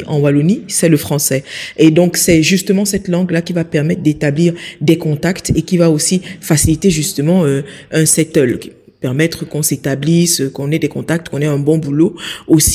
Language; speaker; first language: French; native; French